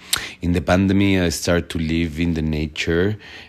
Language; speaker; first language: English; non-native, learner; Spanish